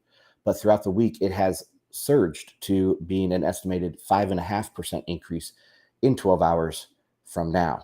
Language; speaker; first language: English; native; English